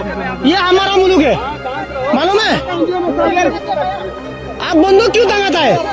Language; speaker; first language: Hindi; non-native, learner; Bangla